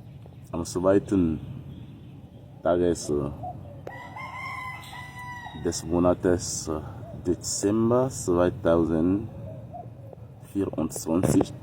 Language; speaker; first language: German; non-native, learner; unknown